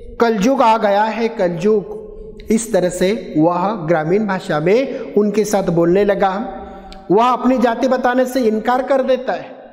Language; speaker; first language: Hindi; non-native, local second language; Marathi